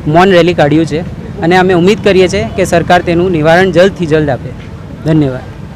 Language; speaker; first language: Gujarati; non-native, local second language; Bangla